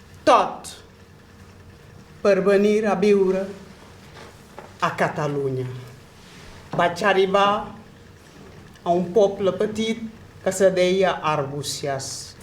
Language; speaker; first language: Catalan; non-native, fluent; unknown